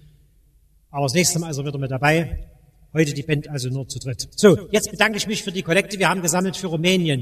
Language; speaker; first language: German; native; German